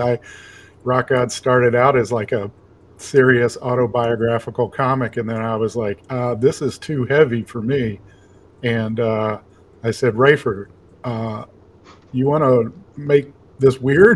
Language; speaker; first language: English; native; English